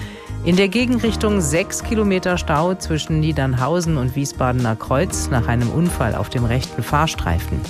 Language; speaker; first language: German; native; German